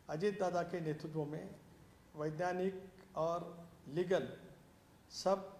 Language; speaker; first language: Hindi; non-native, local second language; Marathi